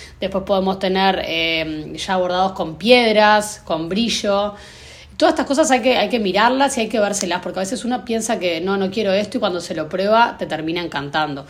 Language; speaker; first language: Spanish; native; Spanish